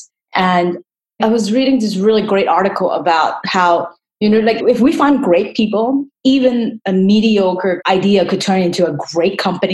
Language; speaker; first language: English; non-native, local second language; Cantonese